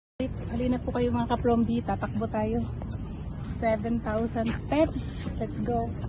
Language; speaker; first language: Filipino; non-native, local second language; Cebuano